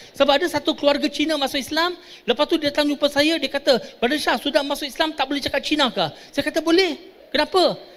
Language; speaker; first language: Malay; non-native, local second language; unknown